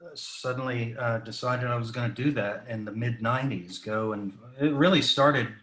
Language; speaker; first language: English; native; English